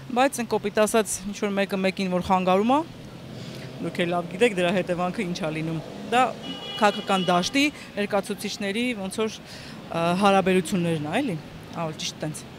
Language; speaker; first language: Armenian; native; Armenian